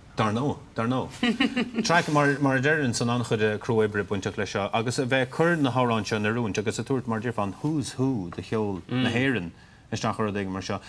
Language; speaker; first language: Irish; native; Irish